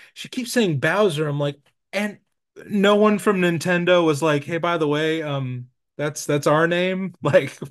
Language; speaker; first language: English; native; English